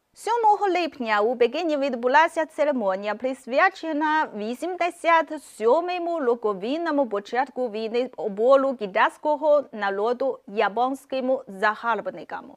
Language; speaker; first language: Ukrainian; non-native, fluent; Chinese